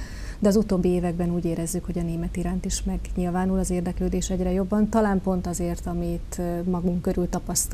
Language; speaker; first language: Hungarian; native; Hungarian